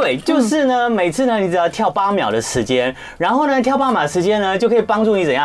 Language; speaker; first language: Chinese; native; Chinese